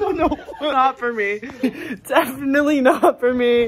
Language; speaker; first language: English; native; English